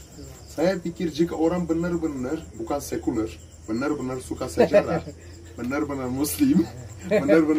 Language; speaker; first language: Indonesian; non-native, learner; Kurdish